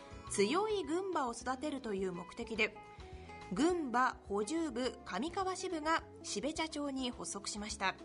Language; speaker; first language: Japanese; native; Japanese